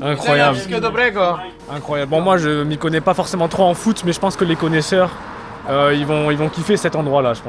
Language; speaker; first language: French; native; French